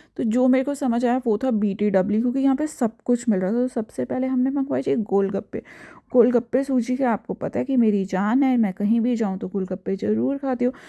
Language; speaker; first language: Hindi; native; Hindi